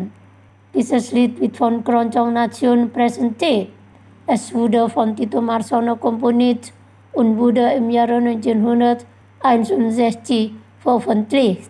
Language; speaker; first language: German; non-native, fluent; Indonesian